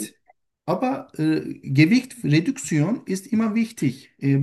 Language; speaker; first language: German; non-native, learner; Turkish